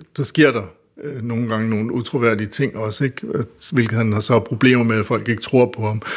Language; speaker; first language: Danish; native; Danish